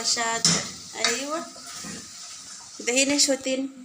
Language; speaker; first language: Arabic; non-native, learner; Bangla